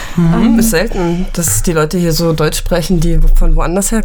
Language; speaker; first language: German; native; German